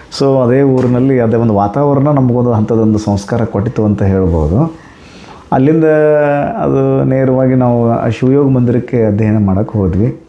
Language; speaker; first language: Kannada; native; Kannada